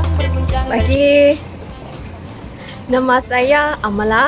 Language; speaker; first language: Indonesian; non-native, learner; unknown